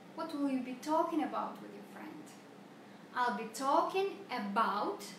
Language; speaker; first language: English; non-native, fluent; Russian